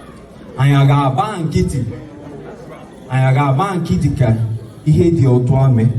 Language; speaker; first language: Igbo; early bilingual, heritage; Igbo